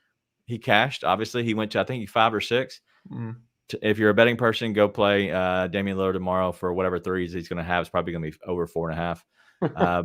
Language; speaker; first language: English; native; English